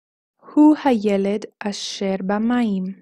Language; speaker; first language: Hebrew; non-native, fluent; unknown